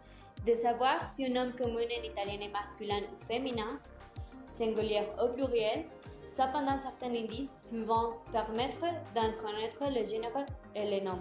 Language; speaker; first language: French; non-native, learner; Spanish